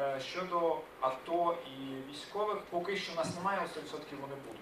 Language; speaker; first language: Ukrainian; native; Ukrainian